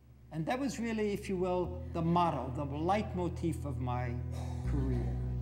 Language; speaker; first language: English; early bilingual, other home language; German